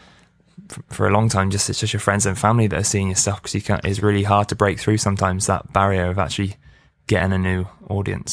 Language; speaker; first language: English; native; English